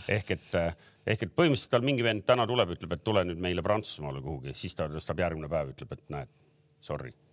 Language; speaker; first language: Estonian; native; Estonian